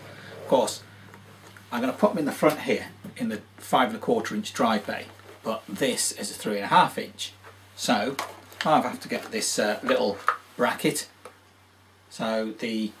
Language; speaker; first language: English; native; English